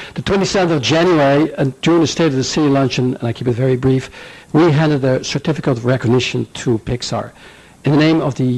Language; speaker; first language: English; non-native, fluent; Dutch